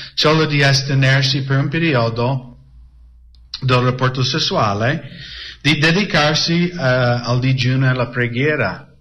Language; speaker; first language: Italian; non-native, fluent; English